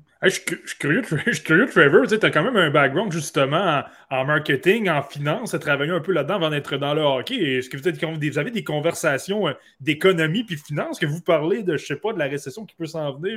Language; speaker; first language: French; native; French